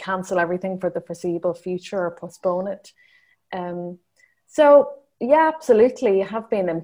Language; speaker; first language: English; native; English